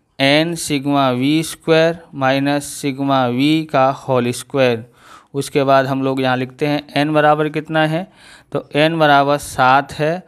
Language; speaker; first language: Hindi; non-native, local second language; Gujarati